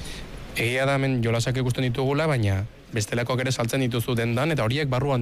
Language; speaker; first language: Basque; native; Basque